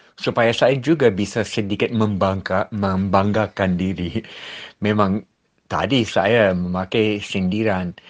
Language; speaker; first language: Malay; non-native, fluent; English